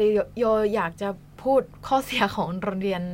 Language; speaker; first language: Thai; non-native, fluent; Japanese